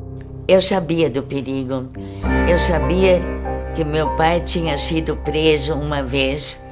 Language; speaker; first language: Portuguese; early bilingual, other home language; German